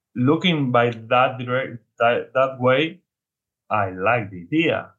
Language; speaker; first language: English; non-native, learner; Spanish